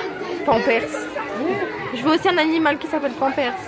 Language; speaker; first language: French; native; French